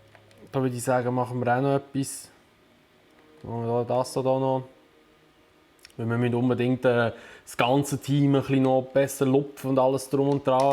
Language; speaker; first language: German; native; German